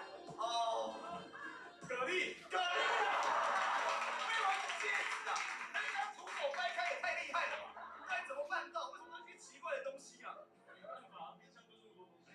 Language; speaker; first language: Chinese; native; Chinese